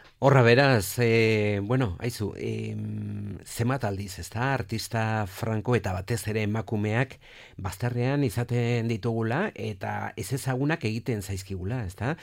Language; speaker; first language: Basque; native; Basque